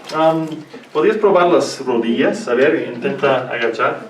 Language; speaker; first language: Spanish; non-native, learner; English